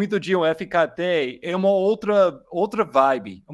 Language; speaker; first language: Portuguese; non-native, learner; English